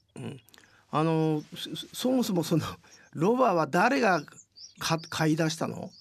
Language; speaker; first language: Japanese; native; Japanese